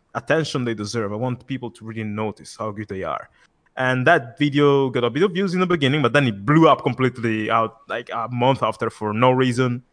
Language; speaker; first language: English; non-native, fluent; Italian